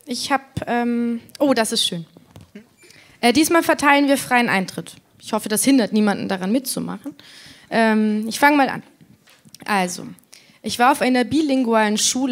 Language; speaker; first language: German; native; German